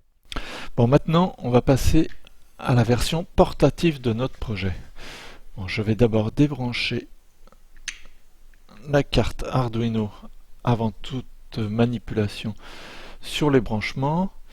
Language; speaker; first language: French; native; French